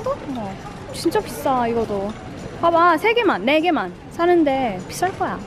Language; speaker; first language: Korean; non-native, fluent; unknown